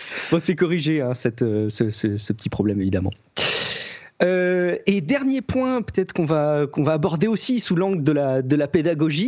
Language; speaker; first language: French; native; French